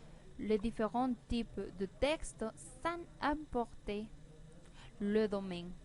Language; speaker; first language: French; non-native, learner; Spanish